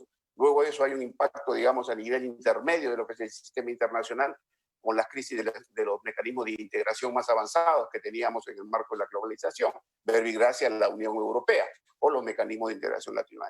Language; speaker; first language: Spanish; native; Spanish